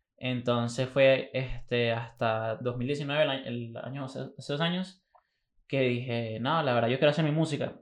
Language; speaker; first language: Spanish; native; Spanish